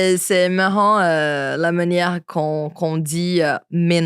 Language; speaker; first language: French; non-native, learner; Portuguese